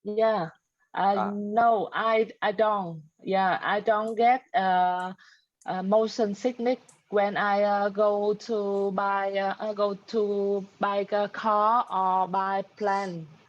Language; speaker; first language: English; non-native, learner; Vietnamese